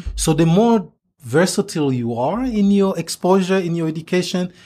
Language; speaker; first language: English; non-native, fluent; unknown